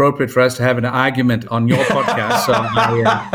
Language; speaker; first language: English; non-native, local second language; Tamil